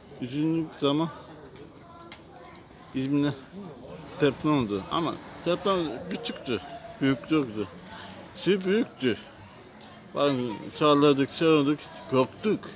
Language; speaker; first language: Turkish; non-native, learner; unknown